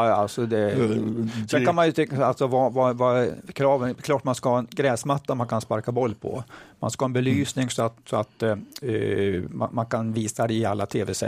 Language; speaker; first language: Swedish; native; Swedish